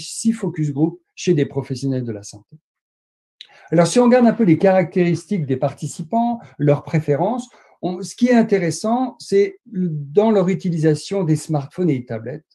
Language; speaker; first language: French; native; French